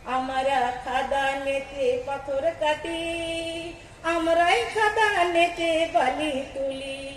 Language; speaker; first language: Bangla; non-native, local second language; Santali